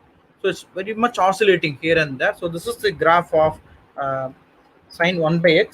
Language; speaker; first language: English; non-native, local second language; Tamil